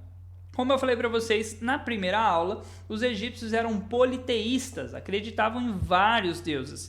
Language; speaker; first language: Portuguese; native; Portuguese